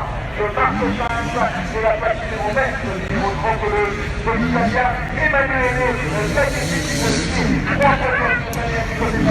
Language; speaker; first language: French; native; French